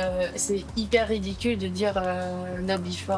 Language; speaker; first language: French; native; French